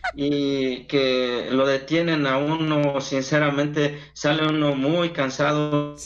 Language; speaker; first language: Spanish; non-native, local second language; Zapotec